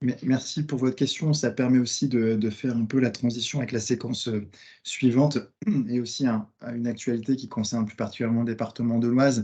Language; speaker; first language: French; native; French